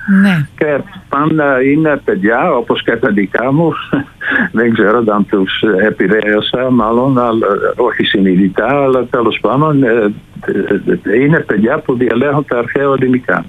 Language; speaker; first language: Greek; non-native, fluent; Dutch